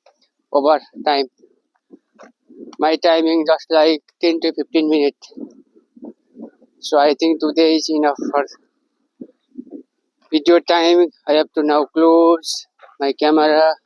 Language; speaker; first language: English; non-native, learner; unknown